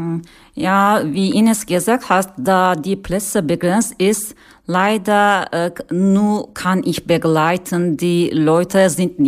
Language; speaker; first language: German; non-native, learner; Turkish